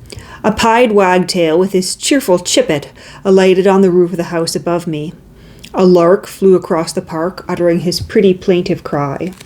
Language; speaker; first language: English; native; English